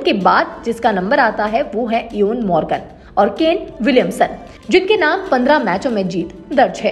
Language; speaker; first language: Hindi; native; Hindi